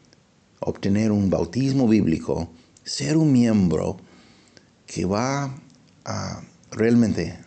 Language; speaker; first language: Spanish; non-native, fluent; English